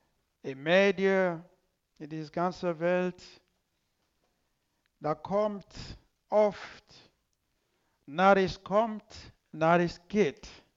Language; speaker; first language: German; non-native, learner; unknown